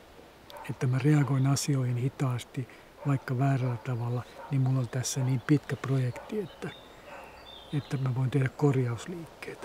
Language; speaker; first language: Finnish; native; Finnish